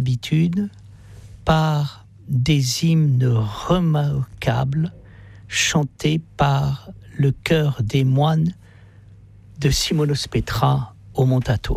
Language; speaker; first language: French; native; French